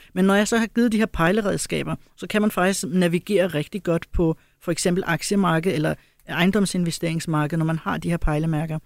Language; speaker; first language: Danish; early bilingual, other home language; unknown